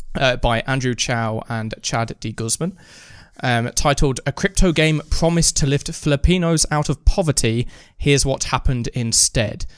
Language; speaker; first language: English; early bilingual, other home language; Filipino